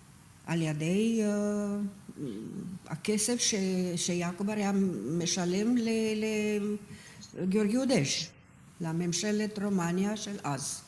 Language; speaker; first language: Hebrew; non-native, fluent; Romanian